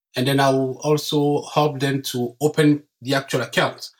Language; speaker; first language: English; non-native, local second language; French